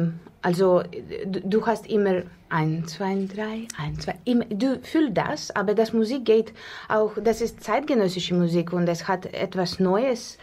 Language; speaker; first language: German; non-native, learner; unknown